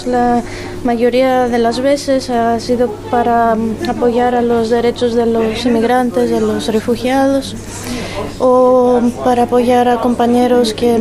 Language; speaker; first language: Spanish; non-native, fluent; Greek